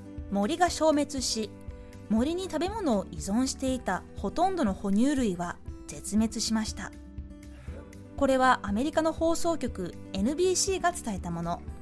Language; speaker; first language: Japanese; native; Japanese